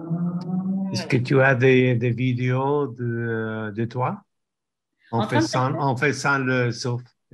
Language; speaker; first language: French; non-native, learner; English